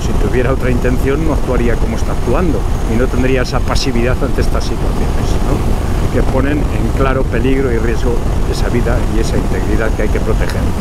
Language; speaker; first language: Spanish; native; Spanish